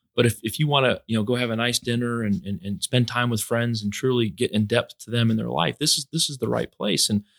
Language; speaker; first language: English; native; English